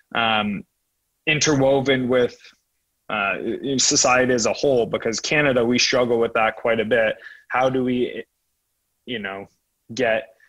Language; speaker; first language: English; native; English